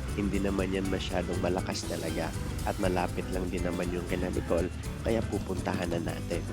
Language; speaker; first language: Filipino; non-native, local second language; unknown